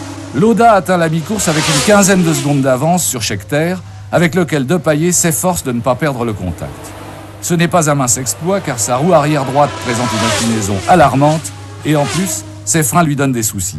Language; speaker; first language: French; native; French